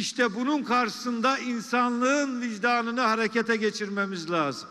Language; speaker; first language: Turkish; native; Turkish